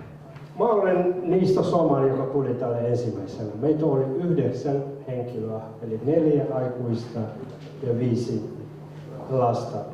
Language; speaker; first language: Finnish; non-native, fluent; Somali